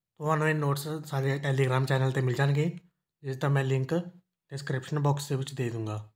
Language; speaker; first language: Hindi; non-native, local second language; Punjabi